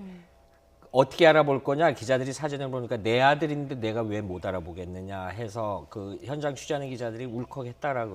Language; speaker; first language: Korean; native; Korean